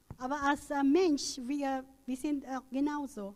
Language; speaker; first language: German; non-native, learner; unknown